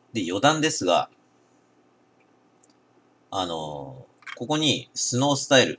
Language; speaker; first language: Japanese; native; Japanese